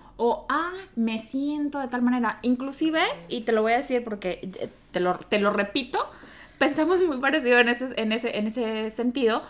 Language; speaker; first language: Spanish; native; Spanish